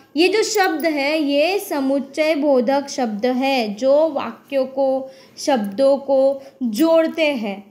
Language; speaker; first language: Hindi; non-native, local second language; Marathi